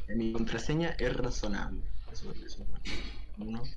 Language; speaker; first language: Spanish; native; Spanish